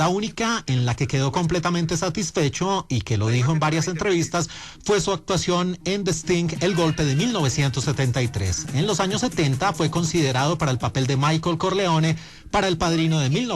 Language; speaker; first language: Spanish; native; Spanish